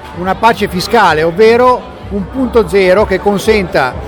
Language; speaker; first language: Italian; native; Italian